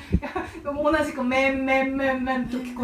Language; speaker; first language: Japanese; non-native, fluent; Korean